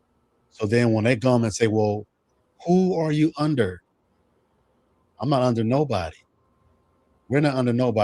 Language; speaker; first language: English; native; English